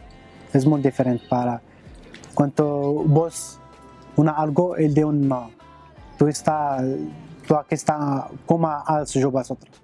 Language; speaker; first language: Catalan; non-native, learner; Arabic